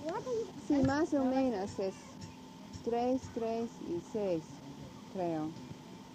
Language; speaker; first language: Spanish; non-native, learner; English